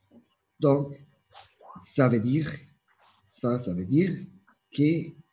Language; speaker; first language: French; non-native, fluent; Spanish